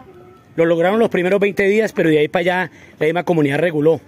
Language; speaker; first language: Spanish; native; Spanish